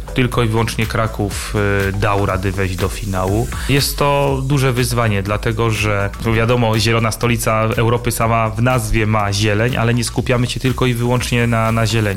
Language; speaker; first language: Polish; native; Polish